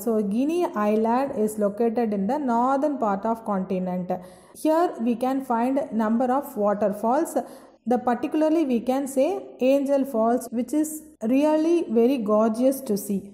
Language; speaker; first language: English; non-native, local second language; Tamil